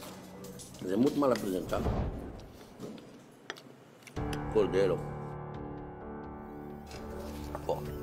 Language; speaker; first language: Portuguese; non-native, fluent; French